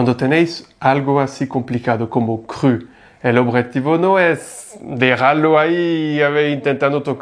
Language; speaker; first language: Spanish; non-native, fluent; French